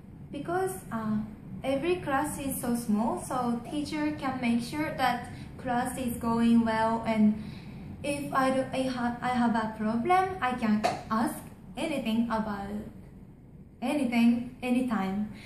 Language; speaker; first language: English; non-native, learner; Japanese